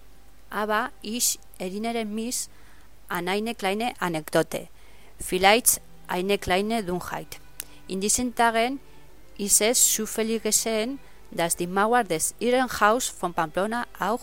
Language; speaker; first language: German; non-native, fluent; Spanish